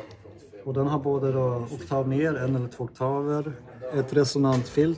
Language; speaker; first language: Swedish; native; Swedish